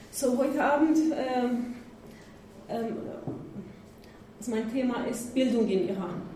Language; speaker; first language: German; non-native, learner; Persian